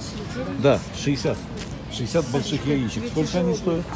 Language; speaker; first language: Russian; native; Russian